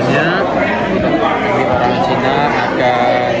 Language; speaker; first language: Indonesian; non-native, fluent; Chinese